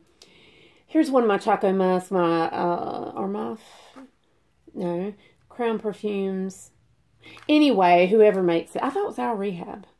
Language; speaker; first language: English; native; English